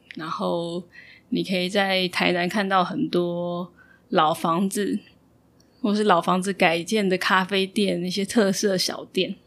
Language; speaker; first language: Chinese; native; Chinese